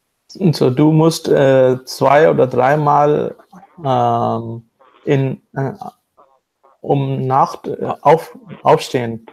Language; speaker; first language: German; non-native, learner; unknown